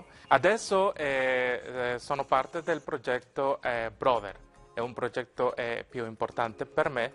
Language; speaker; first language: Italian; non-native, learner; Spanish